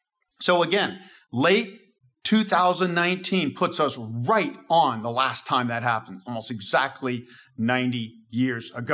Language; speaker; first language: English; native; English